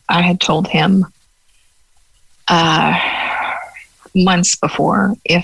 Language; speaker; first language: English; native; English